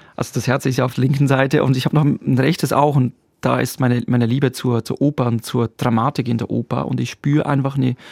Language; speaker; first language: German; native; German